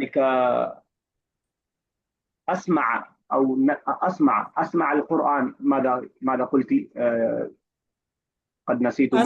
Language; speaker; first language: Arabic; non-native, fluent; Urdu